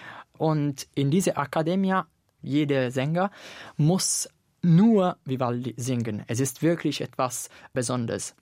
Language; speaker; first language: German; non-native, learner; Italian